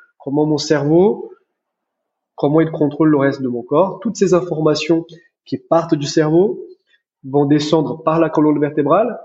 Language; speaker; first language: French; non-native, fluent; Portuguese